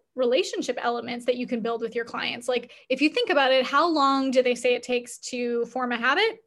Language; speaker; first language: English; native; English